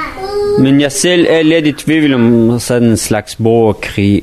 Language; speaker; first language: Danish; non-native, fluent; Persian